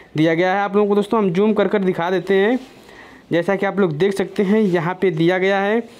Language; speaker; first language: Hindi; native; Hindi